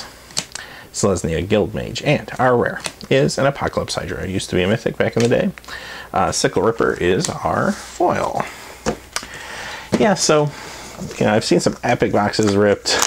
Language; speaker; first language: English; native; English